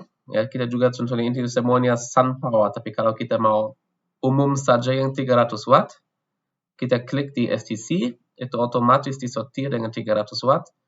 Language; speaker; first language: Indonesian; non-native, fluent; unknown